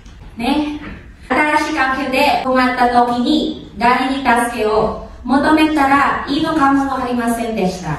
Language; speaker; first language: Japanese; non-native, learner; Filipino